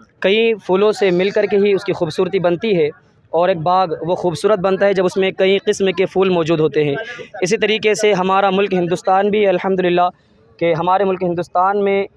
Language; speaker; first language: Urdu; native; Urdu